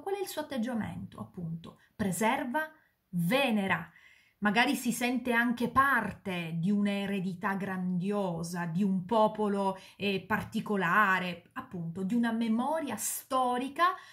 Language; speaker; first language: Italian; native; Italian